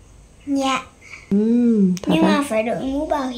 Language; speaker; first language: Vietnamese; early bilingual, heritage; Vietnamese